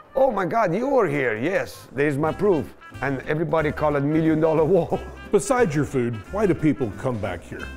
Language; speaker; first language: English; non-native, fluent; Persian